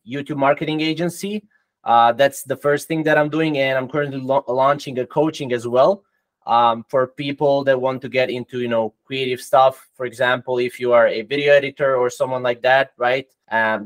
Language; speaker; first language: English; non-native, fluent; Croatian